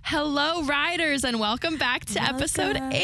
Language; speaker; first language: English; native; English